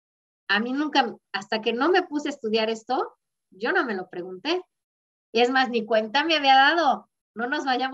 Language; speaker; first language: Spanish; native; Spanish